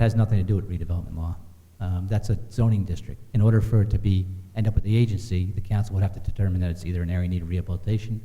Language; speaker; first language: English; native; English